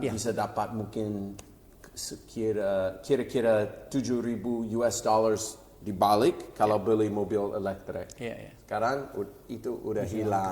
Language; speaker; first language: Indonesian; non-native, fluent; English